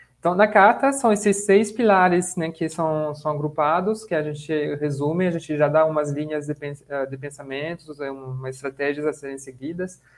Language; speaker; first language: Portuguese; non-native, fluent; French